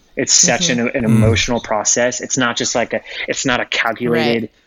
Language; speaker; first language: English; native; English